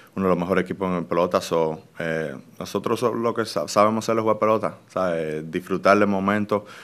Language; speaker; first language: Spanish; early bilingual, heritage; Spanish